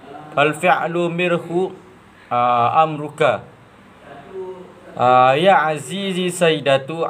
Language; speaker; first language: Arabic; non-native, learner; Malay